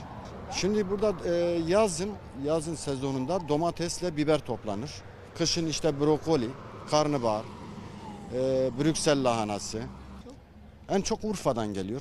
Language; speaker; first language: Turkish; native; Turkish